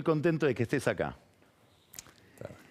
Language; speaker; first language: Spanish; native; Spanish